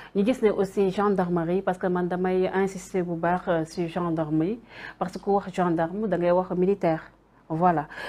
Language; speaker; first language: French; non-native, local second language; Wolof